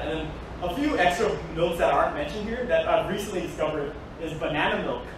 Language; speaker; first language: English; native; English